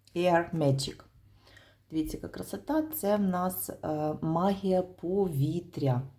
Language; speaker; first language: Ukrainian; non-native, local second language; Russian